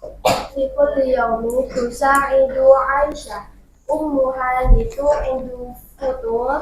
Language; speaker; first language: Arabic; non-native, learner; Indonesian